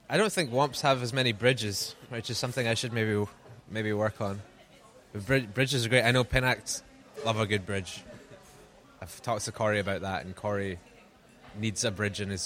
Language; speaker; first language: English; native; English